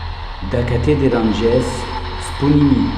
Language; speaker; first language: Romanian; non-native, learner; French